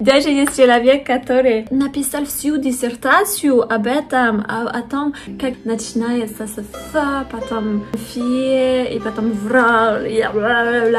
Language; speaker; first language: Russian; non-native, fluent; French